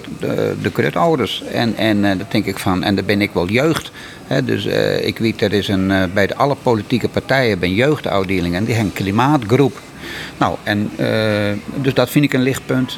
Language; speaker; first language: Dutch; non-native, local second language; Western Frisian